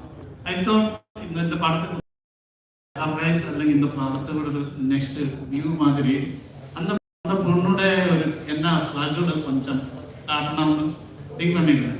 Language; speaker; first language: Tamil; non-native, learner; Malayalam